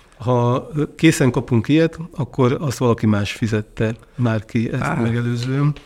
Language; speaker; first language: Hungarian; native; Hungarian